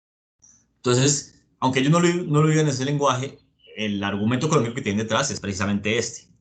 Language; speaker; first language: Spanish; native; Spanish